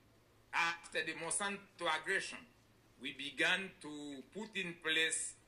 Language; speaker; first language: English; non-native, learner; Haitian Creole